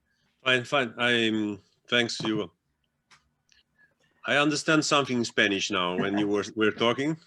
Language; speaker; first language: English; non-native, fluent; Italian